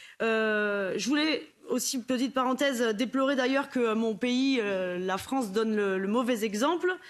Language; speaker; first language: French; native; French